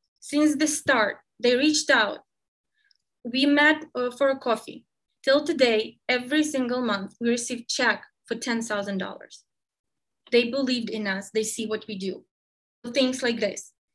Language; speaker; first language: English; non-native, fluent; Ukrainian